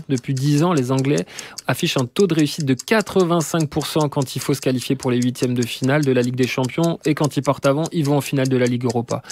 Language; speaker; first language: French; native; French